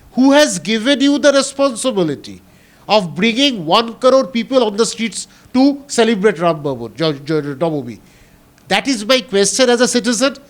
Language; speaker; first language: English; non-native, local second language; Bangla